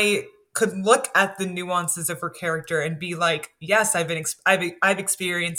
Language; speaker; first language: English; native; English